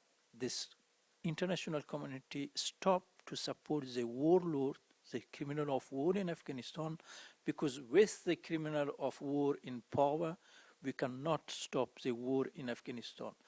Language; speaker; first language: English; non-native, fluent; Persian